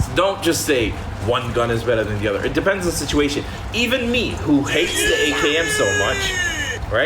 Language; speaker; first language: English; native; English